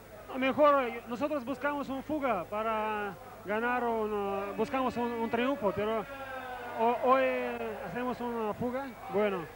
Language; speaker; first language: Spanish; non-native, learner; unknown